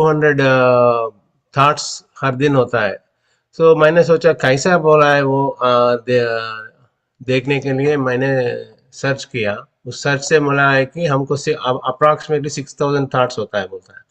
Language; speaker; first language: Hindi; non-native, local second language; Telugu